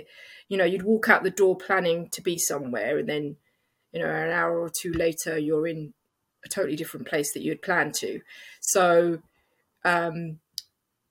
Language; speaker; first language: English; native; English